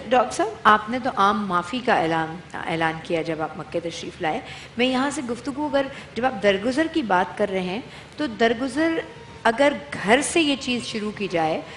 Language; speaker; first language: Urdu; native; Urdu